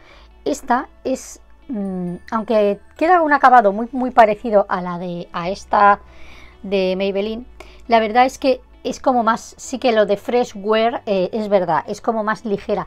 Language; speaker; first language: Spanish; native; Spanish